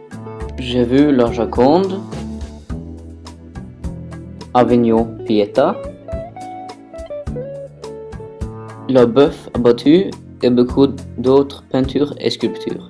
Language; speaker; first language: French; non-native, learner; Norwegian